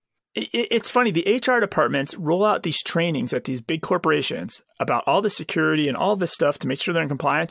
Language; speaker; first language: English; native; English